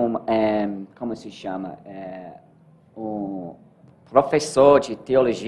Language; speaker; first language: Portuguese; non-native, learner; English